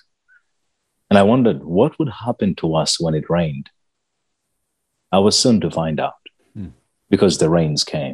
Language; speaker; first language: English; non-native, local second language; Ganda